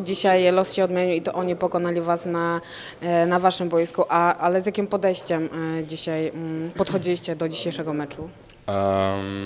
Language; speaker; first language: Polish; native; Polish